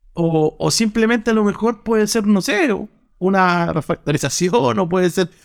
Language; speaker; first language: Spanish; native; Spanish